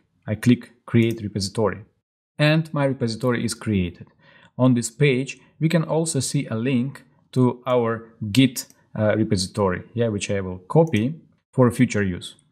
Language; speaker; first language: English; non-native, fluent; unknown